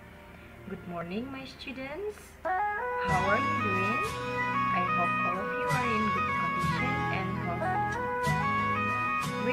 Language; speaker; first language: English; non-native, fluent; Indonesian